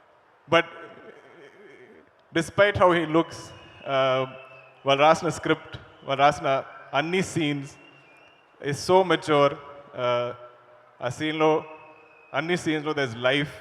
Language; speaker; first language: Telugu; non-native, learner; Malayalam